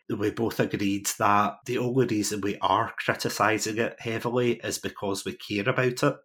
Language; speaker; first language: English; native; English